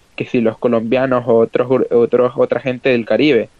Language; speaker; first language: Spanish; native; Spanish